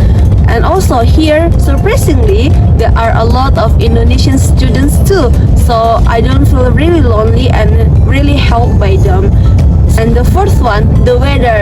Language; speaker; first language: English; non-native, learner; Indonesian